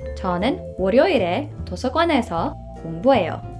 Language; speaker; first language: Korean; non-native, fluent; English